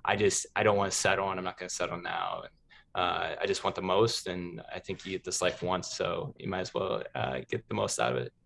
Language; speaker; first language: English; native; English